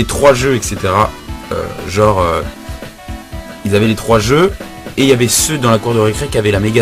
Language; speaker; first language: French; native; French